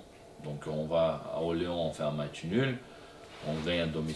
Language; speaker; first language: French; non-native, fluent; Portuguese